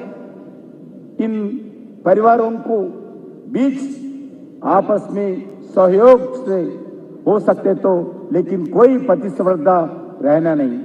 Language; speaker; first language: Hindi; non-native, local second language; Telugu